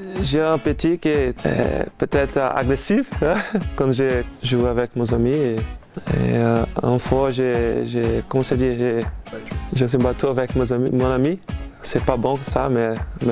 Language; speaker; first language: French; non-native, learner; Portuguese